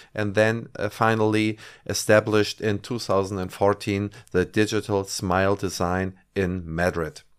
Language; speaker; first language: English; non-native, fluent; German